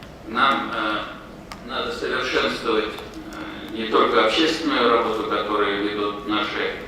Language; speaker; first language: Russian; non-native, local second language; Tatar